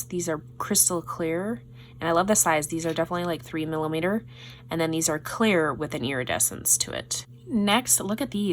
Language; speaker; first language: English; native; English